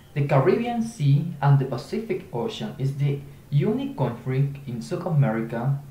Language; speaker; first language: English; non-native, learner; Spanish